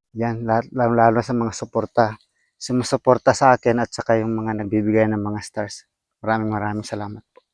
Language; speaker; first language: Filipino; non-native, local second language; Cebuano